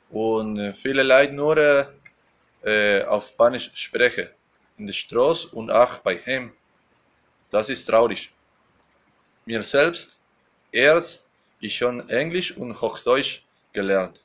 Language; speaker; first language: German; early bilingual, heritage; Spanish